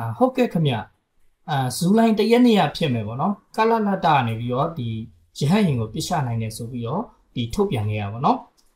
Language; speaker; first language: Burmese; native; Burmese